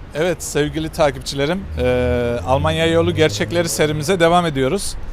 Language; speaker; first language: Turkish; native; Turkish